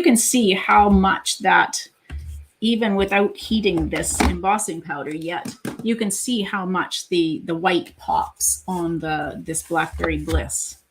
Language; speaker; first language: English; native; English